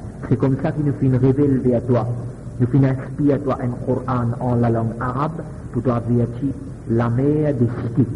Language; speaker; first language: French; non-native, local second language; Morisyen